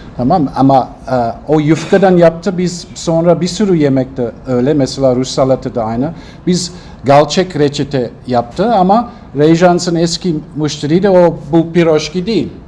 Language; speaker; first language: Turkish; non-native, learner; Russian